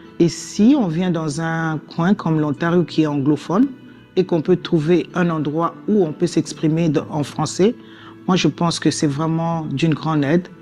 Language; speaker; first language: French; non-native, local second language; Lingala